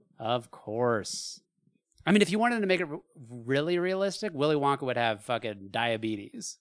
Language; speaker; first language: English; native; English